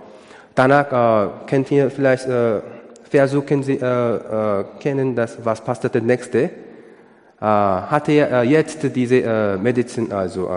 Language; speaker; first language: German; non-native, learner; Korean